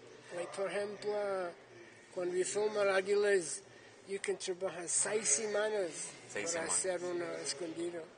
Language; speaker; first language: Spanish; non-native, learner; English